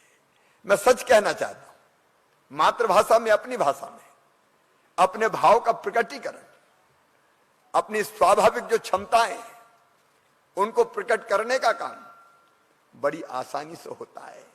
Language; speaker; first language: Hindi; native; Hindi